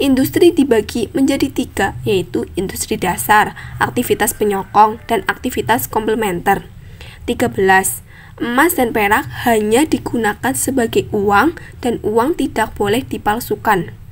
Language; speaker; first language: Indonesian; native; Indonesian